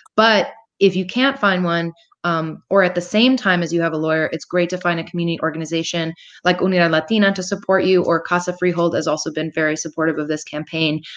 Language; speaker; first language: English; native; English